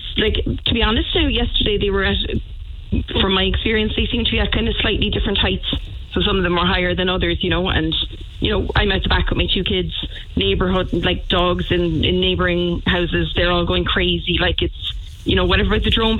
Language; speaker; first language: English; native; English